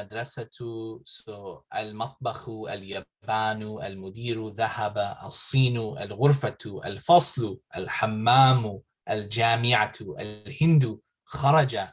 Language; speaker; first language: Arabic; non-native, fluent; English